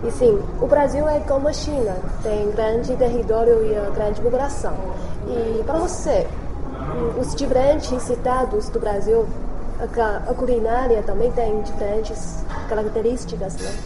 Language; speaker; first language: Portuguese; non-native, fluent; Chinese